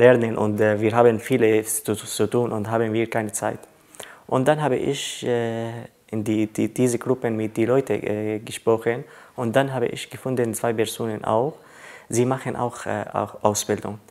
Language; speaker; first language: German; non-native, learner; Arabic